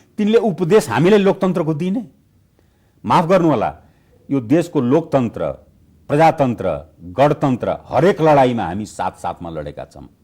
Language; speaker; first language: Nepali; non-native, local second language; Bhojpuri